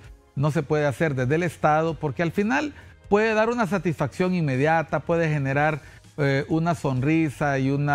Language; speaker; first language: Spanish; native; Spanish